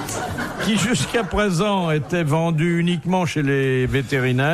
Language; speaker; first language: French; native; French